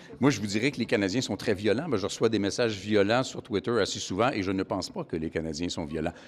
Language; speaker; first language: French; native; French